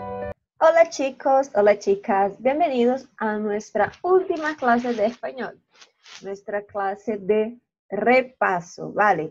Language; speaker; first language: Spanish; non-native, fluent; Portuguese